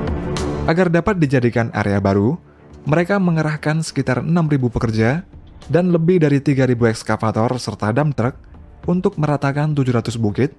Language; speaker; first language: Indonesian; native; Indonesian